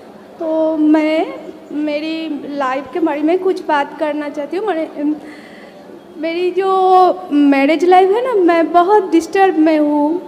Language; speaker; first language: Hindi; non-native, local second language; Bangla